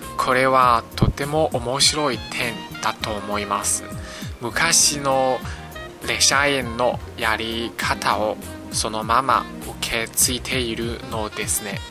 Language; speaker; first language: Japanese; non-native, fluent; Chinese